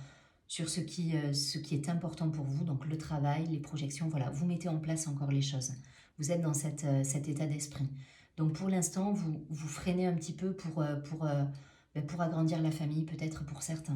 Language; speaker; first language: French; native; French